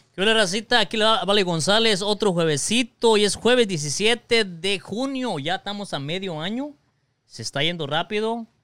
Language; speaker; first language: Spanish; early bilingual, other home language; English